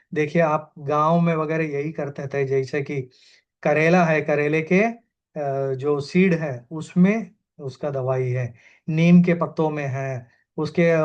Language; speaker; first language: Hindi; non-native, local second language; Malayalam